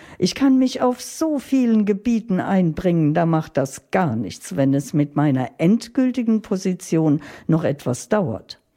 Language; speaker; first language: German; native; German